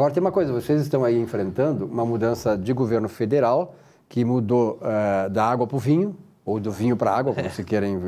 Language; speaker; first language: Portuguese; native; Portuguese